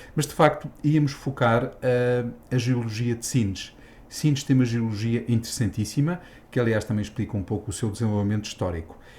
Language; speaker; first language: Portuguese; native; Portuguese